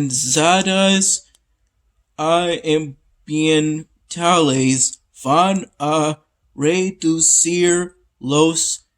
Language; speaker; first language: Spanish; non-native, learner; English